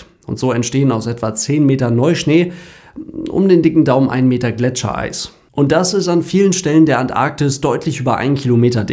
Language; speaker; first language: German; native; German